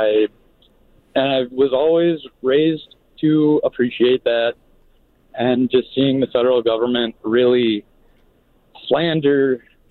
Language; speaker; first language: English; native; English